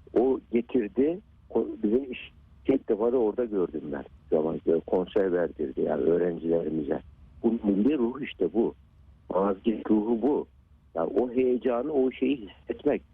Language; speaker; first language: Turkish; native; Turkish